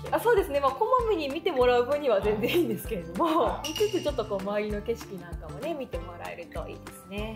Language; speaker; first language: Japanese; native; Japanese